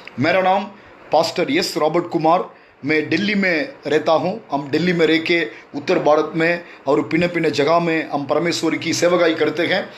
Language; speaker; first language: Hindi; non-native, local second language; Tamil